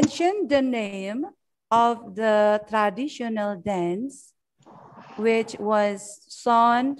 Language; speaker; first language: English; non-native, fluent; Indonesian